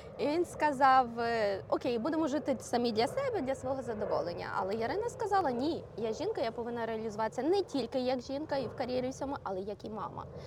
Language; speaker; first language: Ukrainian; native; Ukrainian